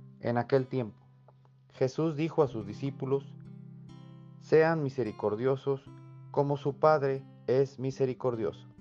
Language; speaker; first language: Spanish; native; Spanish